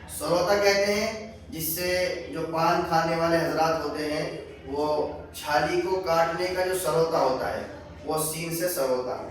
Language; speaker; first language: Urdu; native; Urdu